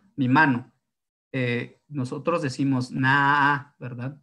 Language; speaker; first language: Spanish; non-native, local second language; Zapotec